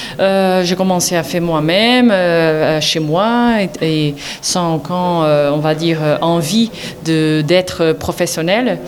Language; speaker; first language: French; non-native, learner; Portuguese